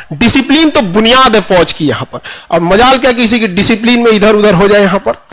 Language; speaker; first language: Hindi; native; Hindi